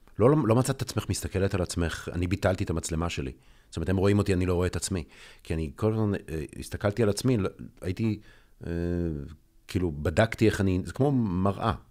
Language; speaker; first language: Hebrew; native; Hebrew